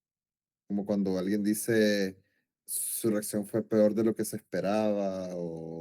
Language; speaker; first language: Spanish; non-native, learner; Portuguese